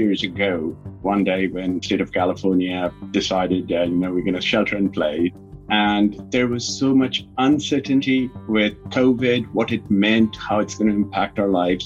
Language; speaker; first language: English; non-native, local second language; Punjabi